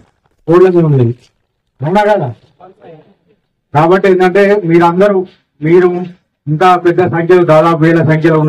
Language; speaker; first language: Telugu; native; Telugu